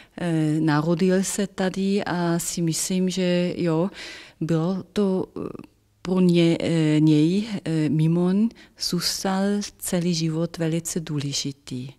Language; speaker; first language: Czech; non-native, fluent; German